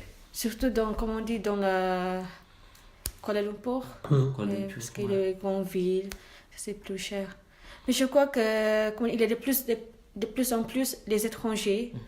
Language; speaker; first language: French; non-native, learner; Malay